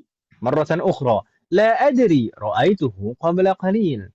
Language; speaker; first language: Arabic; non-native, fluent; Indonesian